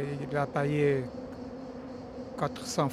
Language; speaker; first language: French; non-native, learner; Portuguese